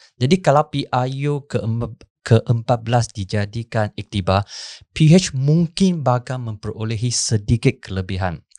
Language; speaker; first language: Malay; non-native, local second language; Chinese